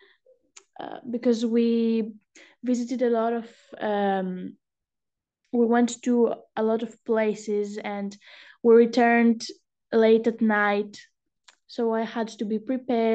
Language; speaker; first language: English; non-native, fluent; Greek